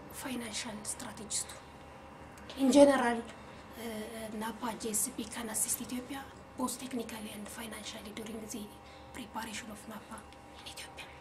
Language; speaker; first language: English; non-native, fluent; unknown